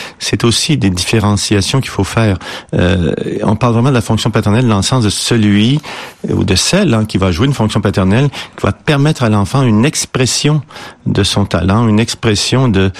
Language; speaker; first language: French; native; French